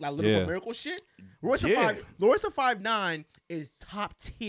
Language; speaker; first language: English; non-native, local second language; Yoruba